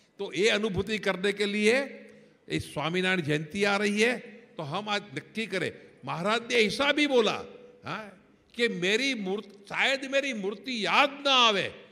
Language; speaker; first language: Hindi; non-native, local second language; Gujarati